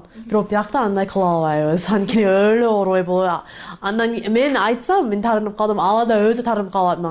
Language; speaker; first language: Kyrgyz; non-native, fluent; English